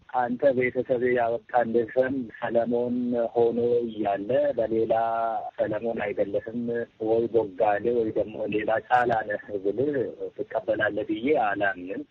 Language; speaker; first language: Amharic; non-native, local second language; Oromo